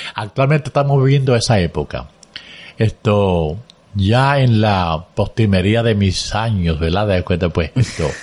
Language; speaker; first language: Spanish; native; Spanish